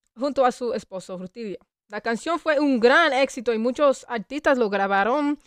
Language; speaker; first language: Spanish; non-native, learner; English